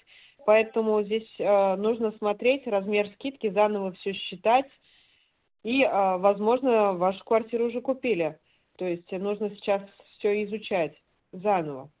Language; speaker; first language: Russian; native; Russian